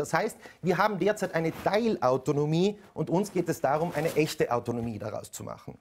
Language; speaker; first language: German; native; German